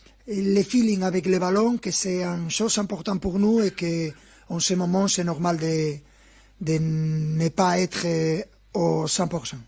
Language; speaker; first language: French; non-native, fluent; Spanish